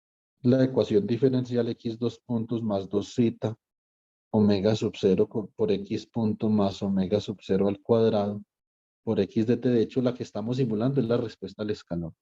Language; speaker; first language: Spanish; native; Spanish